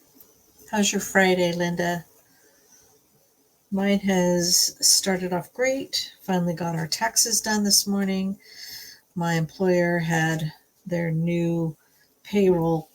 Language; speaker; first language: English; native; English